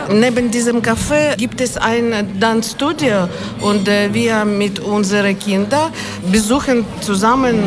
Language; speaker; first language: German; non-native, learner; Ukrainian